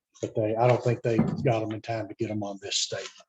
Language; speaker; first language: English; native; English